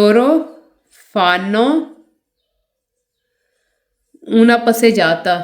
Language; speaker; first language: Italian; non-native, fluent; Urdu